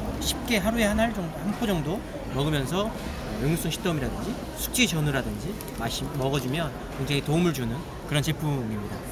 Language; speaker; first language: Korean; native; Korean